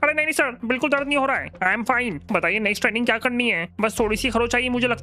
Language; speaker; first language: Hindi; native; Hindi